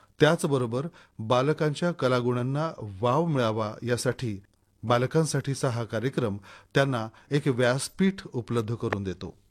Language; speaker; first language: Marathi; native; Marathi